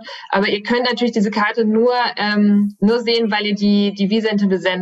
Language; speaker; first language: German; native; German